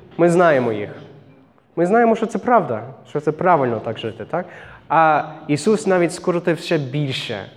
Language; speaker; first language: Ukrainian; non-native, fluent; English